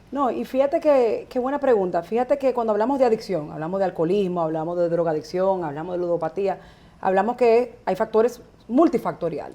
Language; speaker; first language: Spanish; native; Spanish